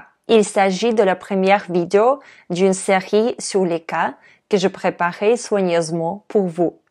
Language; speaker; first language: French; non-native, fluent; Russian